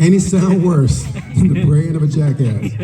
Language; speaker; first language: English; native; English